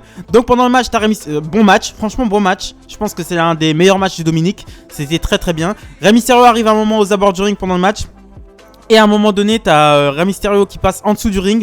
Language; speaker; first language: French; native; French